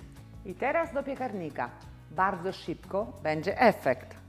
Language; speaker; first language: Polish; non-native, learner; Italian